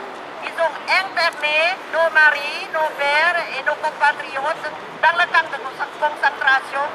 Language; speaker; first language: French; non-native, fluent; Lao